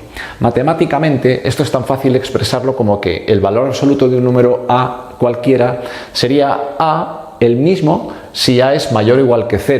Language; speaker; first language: Spanish; native; Spanish